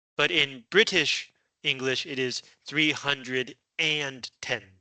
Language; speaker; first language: English; non-native, fluent; Chinese